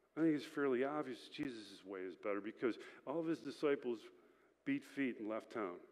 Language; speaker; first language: English; native; English